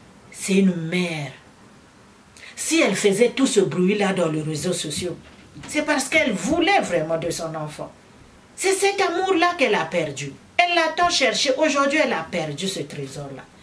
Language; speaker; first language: French; non-native, local second language; Lingala